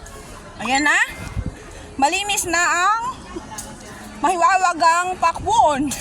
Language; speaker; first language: Filipino; non-native, local second language; Bikol